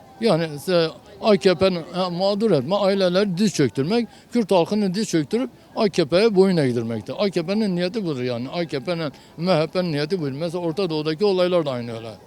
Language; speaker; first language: Turkish; non-native, local second language; Kurdish